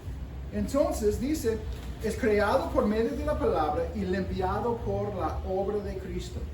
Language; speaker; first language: Spanish; non-native, fluent; English